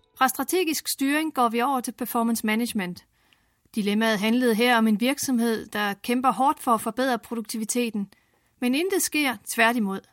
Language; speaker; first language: Danish; native; Danish